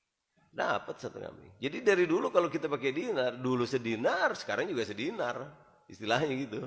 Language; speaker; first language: Indonesian; native; Indonesian